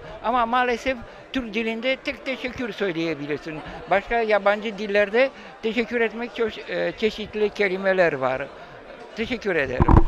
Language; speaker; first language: Turkish; non-native, fluent; Romanian